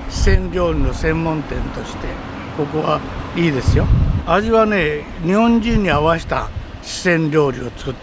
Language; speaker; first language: Japanese; native; Japanese